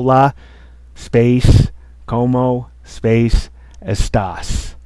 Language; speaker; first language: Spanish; non-native, learner; English